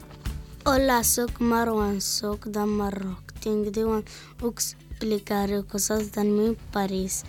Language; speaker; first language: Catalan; non-native, learner; Arabic